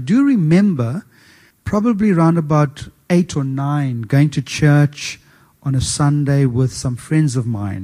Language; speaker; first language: English; native; English